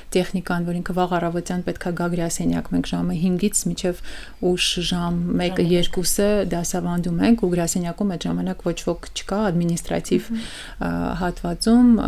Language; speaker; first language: Armenian; early bilingual, heritage; Armenian